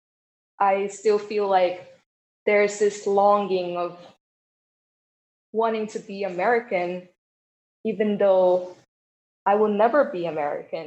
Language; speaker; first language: English; non-native, fluent; Thai